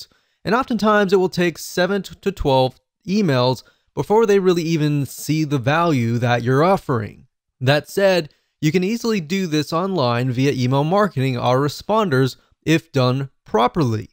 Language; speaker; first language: English; native; English